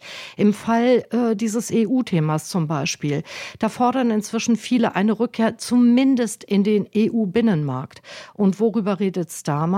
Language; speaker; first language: German; native; German